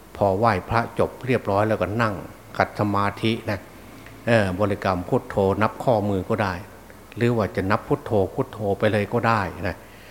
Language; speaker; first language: Thai; native; Thai